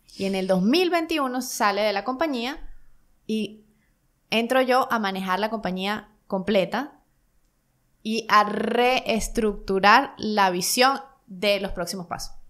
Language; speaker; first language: Spanish; native; Spanish